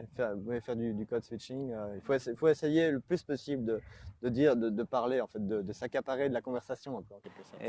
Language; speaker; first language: French; native; French